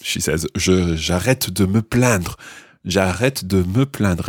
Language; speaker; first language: French; non-native, fluent; English